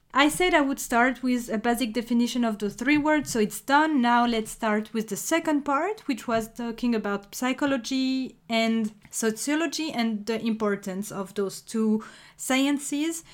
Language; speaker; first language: English; non-native, fluent; French